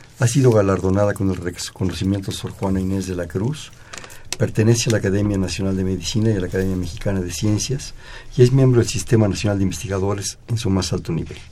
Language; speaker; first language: Spanish; native; Spanish